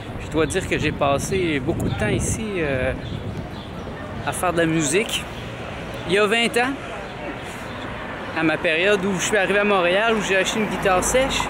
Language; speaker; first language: French; native; French